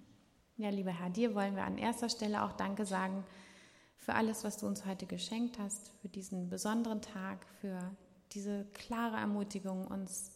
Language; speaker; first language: German; native; German